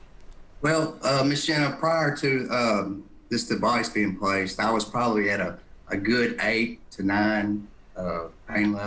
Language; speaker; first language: English; native; English